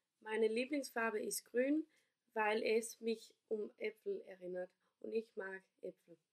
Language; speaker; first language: German; non-native, learner; Danish